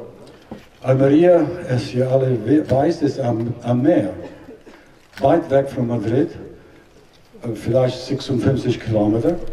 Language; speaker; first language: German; non-native, learner; Italian